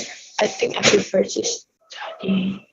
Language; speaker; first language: English; non-native, learner; Indonesian